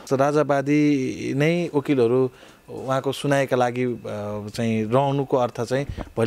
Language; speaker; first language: Nepali; native; Nepali